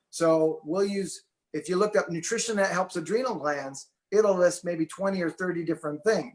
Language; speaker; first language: English; native; English